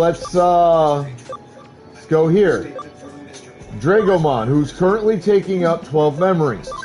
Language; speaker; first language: English; native; English